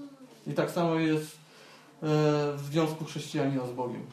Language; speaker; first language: Polish; native; Polish